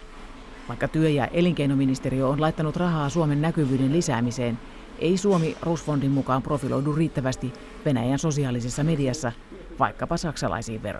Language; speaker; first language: Finnish; native; Finnish